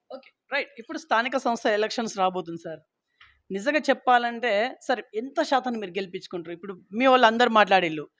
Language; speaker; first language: Telugu; native; Telugu